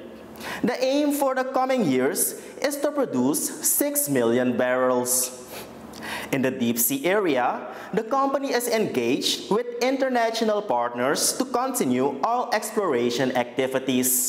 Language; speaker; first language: English; non-native, local second language; Dutch